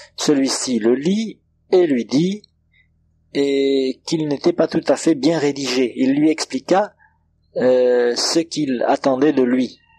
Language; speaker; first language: French; non-native, local second language; Comorian